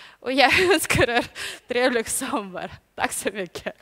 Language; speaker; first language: Swedish; non-native, learner; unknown